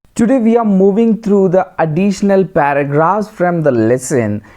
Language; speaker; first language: English; non-native, local second language; Malayalam